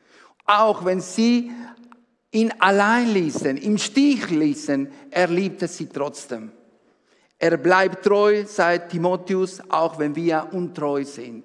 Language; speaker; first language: German; non-native, fluent; Spanish